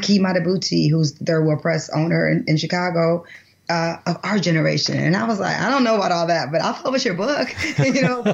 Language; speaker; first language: English; native; English